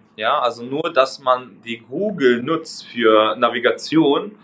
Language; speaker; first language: German; non-native, fluent; Hungarian